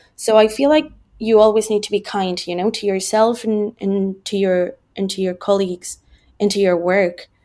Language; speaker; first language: English; non-native, fluent; Spanish